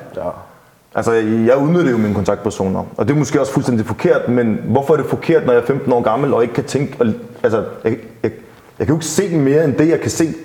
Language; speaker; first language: Danish; native; Danish